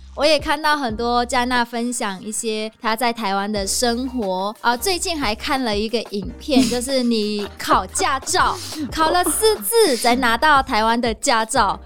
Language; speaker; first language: Chinese; non-native, fluent; Vietnamese